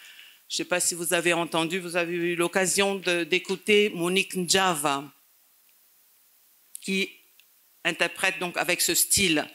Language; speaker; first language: French; non-native, local second language; Malagasy